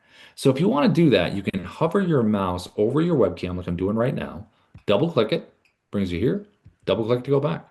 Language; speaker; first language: English; native; English